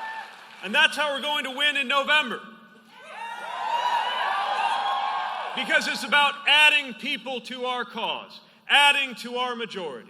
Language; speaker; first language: English; native; English